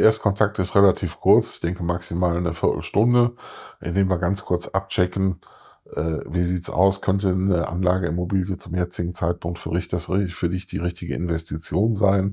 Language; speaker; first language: German; native; German